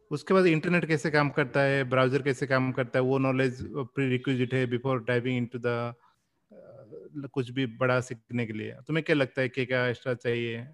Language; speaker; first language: Hindi; non-native, local second language; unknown